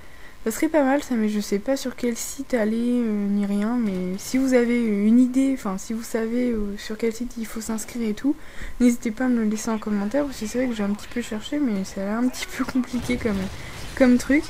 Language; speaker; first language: French; native; French